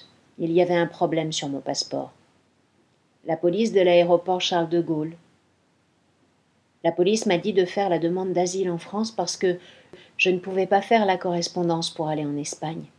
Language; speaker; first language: French; non-native, fluent; Spanish